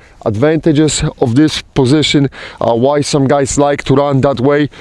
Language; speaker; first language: English; non-native, fluent; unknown